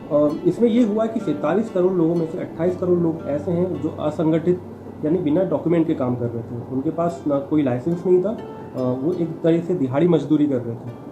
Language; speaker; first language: Hindi; non-native, local second language; Marathi